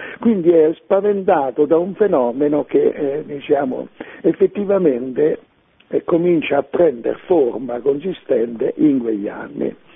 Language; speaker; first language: Italian; native; Italian